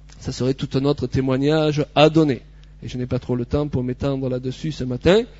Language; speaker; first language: French; native; French